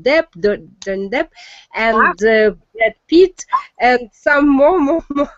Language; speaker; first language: English; non-native, learner; Russian